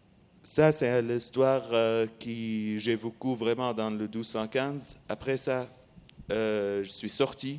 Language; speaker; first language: French; non-native, learner; Arabic